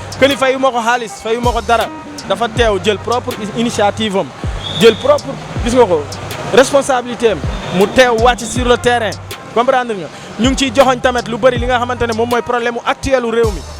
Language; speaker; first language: Wolof; non-native, local second language; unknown